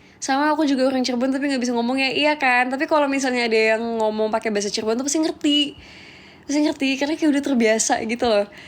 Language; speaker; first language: Indonesian; native; Indonesian